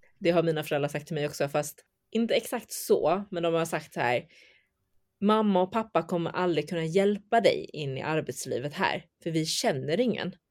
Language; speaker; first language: Swedish; early bilingual, other home language; Chinese